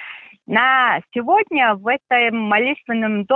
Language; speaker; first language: Russian; non-native, fluent; Mongolian